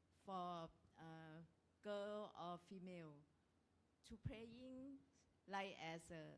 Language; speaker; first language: English; non-native, learner; Thai